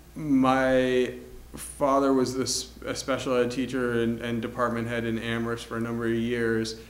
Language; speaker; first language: English; native; English